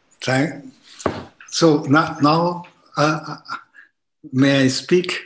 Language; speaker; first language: English; non-native, learner; Japanese